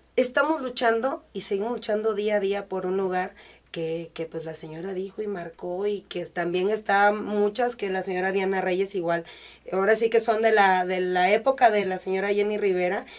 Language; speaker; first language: Spanish; native; Spanish